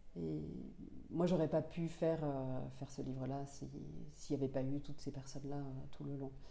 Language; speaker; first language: French; non-native, local second language; Finnish